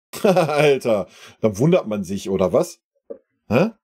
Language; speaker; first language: German; native; German